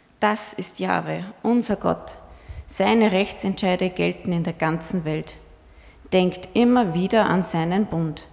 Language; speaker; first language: German; native; German